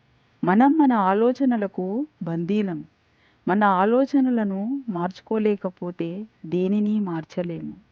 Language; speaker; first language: Telugu; native; Telugu